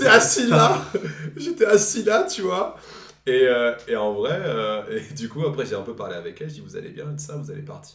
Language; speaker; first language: French; native; French